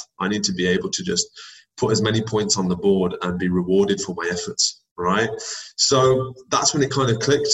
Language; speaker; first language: English; native; English